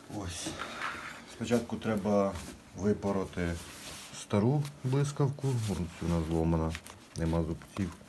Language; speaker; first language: Ukrainian; native; Ukrainian